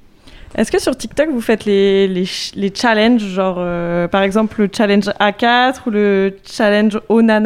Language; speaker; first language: French; native; French